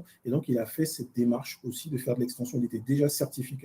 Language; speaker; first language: French; native; French